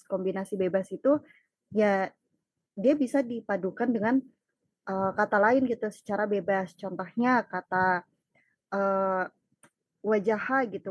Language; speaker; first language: Indonesian; native; Indonesian